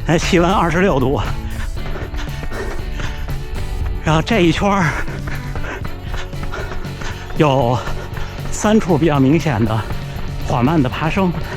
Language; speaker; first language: Chinese; native; Chinese